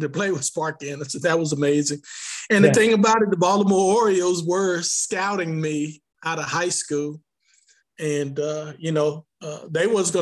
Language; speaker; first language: English; native; English